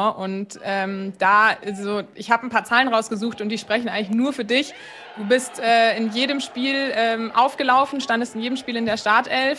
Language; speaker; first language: German; native; German